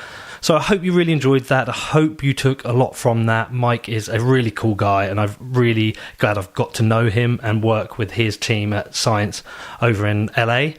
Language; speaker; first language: English; native; English